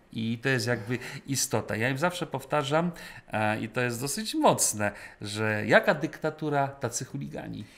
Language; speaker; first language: Polish; native; Polish